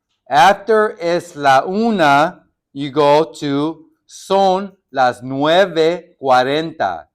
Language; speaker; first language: Spanish; non-native, fluent; English